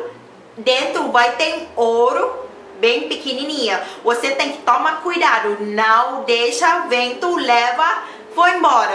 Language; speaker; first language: Portuguese; non-native, learner; Thai